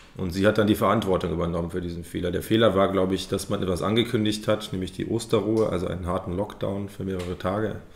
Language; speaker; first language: German; native; German